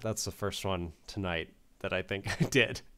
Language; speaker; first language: English; native; English